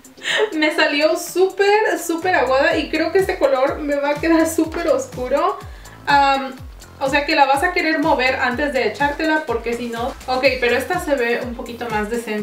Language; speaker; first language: Spanish; early bilingual, heritage; Spanish